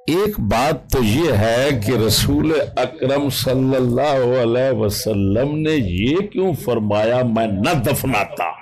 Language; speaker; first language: Urdu; non-native, local second language; Punjabi